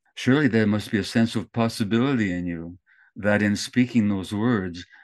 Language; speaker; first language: English; early bilingual, other home language; Hungarian